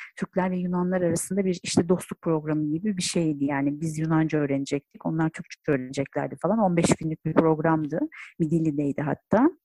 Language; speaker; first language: Turkish; native; Turkish